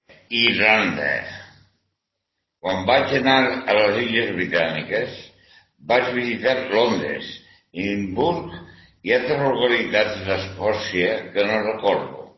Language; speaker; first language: Catalan; non-native, learner; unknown